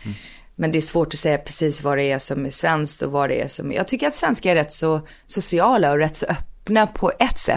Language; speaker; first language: Swedish; early bilingual, heritage; Swedish